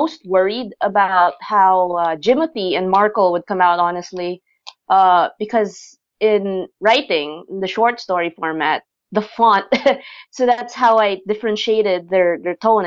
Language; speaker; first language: English; non-native, local second language; Filipino